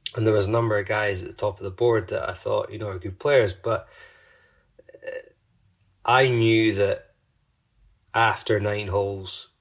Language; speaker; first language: English; native; English